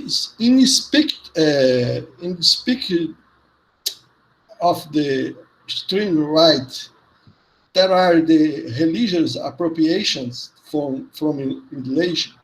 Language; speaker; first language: English; non-native, learner; Portuguese